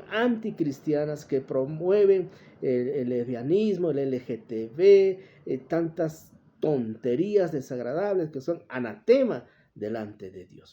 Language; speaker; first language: Spanish; native; Spanish